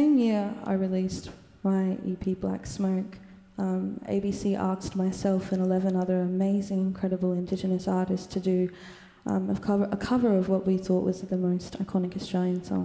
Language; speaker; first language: English; non-native, local second language; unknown